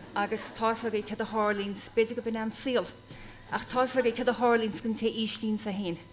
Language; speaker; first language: Irish; native; Irish